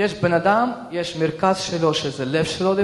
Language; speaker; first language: Hebrew; early bilingual, other home language; Russian